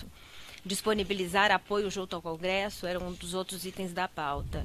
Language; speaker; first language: Portuguese; native; Portuguese